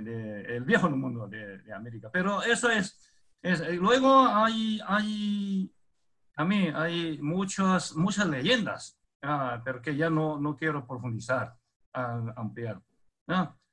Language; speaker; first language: Spanish; non-native, fluent; Chinese